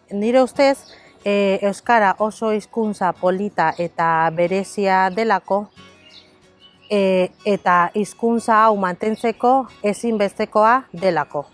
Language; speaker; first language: Basque; non-native, learner; Spanish